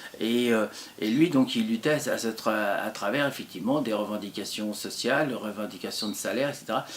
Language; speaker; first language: French; early bilingual, other home language; Italian